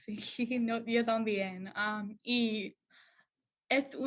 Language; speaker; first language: Spanish; non-native, learner; English